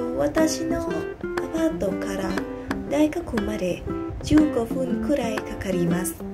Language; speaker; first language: Japanese; non-native, learner; Thai